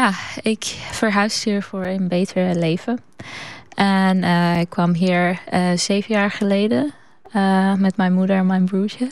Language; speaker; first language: Dutch; non-native, learner; Persian